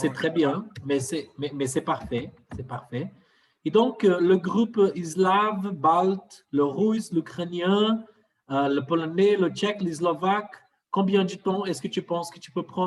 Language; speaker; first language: French; non-native, fluent; Portuguese